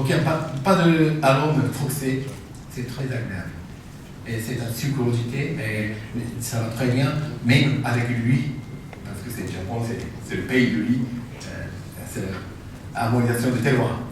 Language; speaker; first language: French; non-native, fluent; Japanese